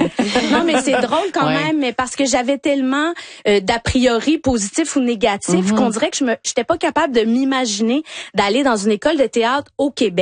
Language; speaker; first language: French; native; French